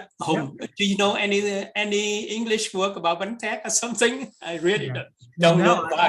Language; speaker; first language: English; non-native, fluent; Vietnamese